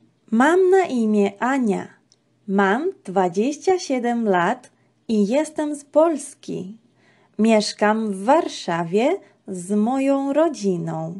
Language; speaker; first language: Polish; non-native, fluent; Georgian